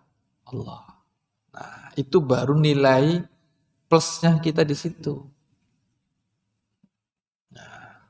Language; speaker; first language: Indonesian; non-native, local second language; Banjar